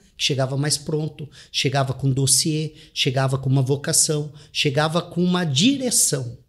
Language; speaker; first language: Portuguese; native; Portuguese